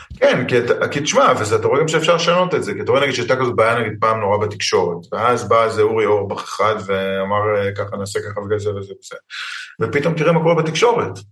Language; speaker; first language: Hebrew; early bilingual, other home language; English